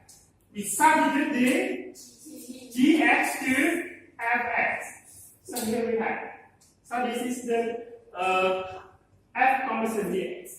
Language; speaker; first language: English; non-native, learner; Indonesian